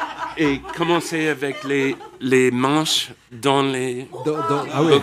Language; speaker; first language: French; non-native, learner; English